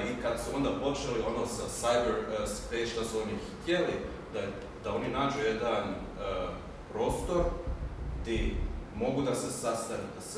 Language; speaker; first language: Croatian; early bilingual, heritage; German